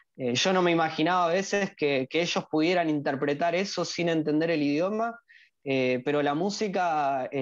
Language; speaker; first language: Spanish; native; Spanish